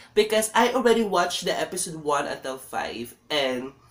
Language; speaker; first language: English; non-native, local second language; Filipino